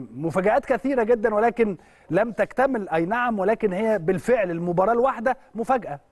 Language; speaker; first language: Arabic; native; Arabic